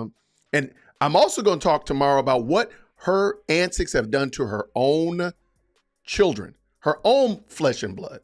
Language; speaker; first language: English; native; English